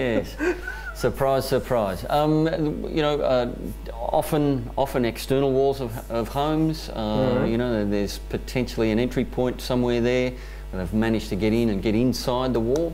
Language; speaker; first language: English; native; English